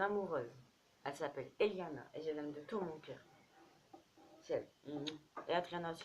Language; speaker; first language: French; native; French